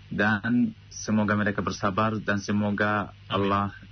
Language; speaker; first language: Indonesian; non-native, fluent; Arabic